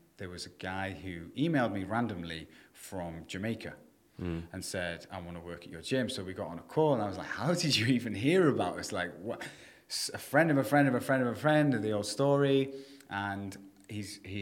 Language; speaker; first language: English; native; English